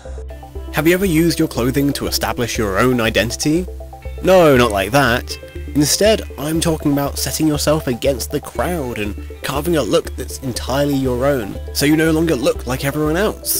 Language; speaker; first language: English; native; English